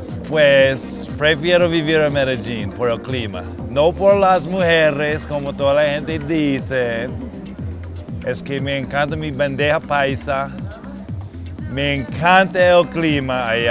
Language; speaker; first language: Spanish; non-native, fluent; English